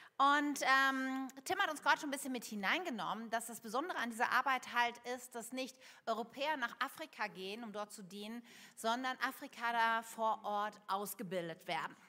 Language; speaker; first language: German; native; German